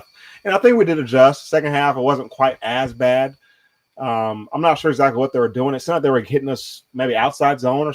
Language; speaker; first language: English; native; English